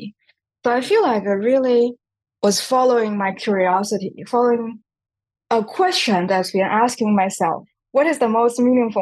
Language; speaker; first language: English; non-native, fluent; Chinese